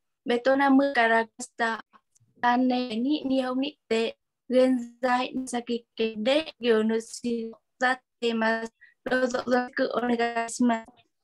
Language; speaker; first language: Japanese; non-native, learner; Vietnamese